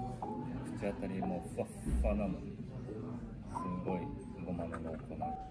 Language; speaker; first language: Japanese; native; Japanese